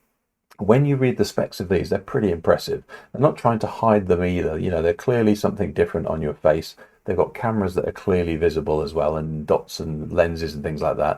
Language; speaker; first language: English; native; English